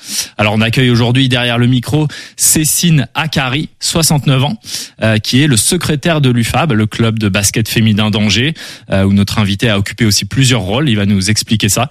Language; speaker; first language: French; native; French